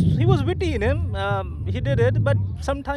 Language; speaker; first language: English; non-native, local second language; Hindi